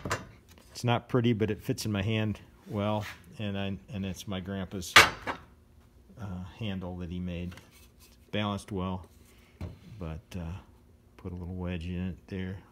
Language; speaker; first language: English; native; English